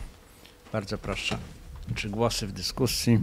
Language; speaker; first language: Polish; native; Polish